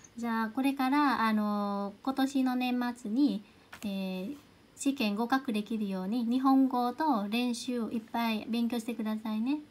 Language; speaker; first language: Japanese; non-native, fluent; Vietnamese